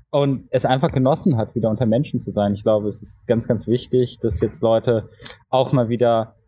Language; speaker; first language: German; native; German